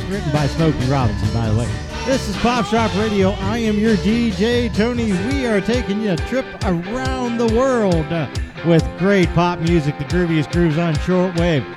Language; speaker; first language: English; native; English